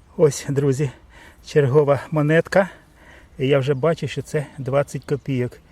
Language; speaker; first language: Ukrainian; native; Ukrainian